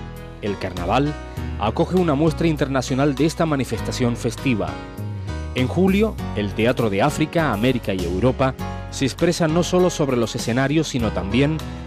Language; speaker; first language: Spanish; native; Spanish